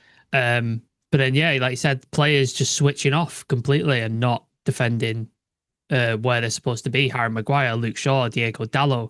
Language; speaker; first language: English; native; English